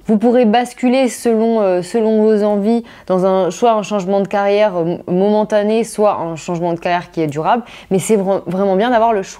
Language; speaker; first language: French; native; French